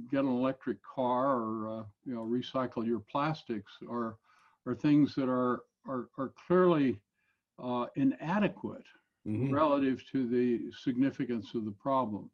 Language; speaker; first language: English; native; English